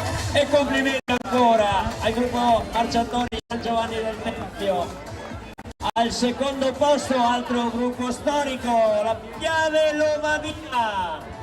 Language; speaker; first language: Italian; native; Italian